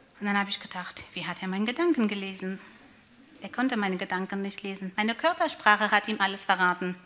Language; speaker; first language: German; non-native, fluent; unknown